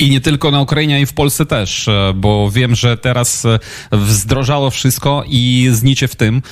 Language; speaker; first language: Polish; non-native, fluent; Ukrainian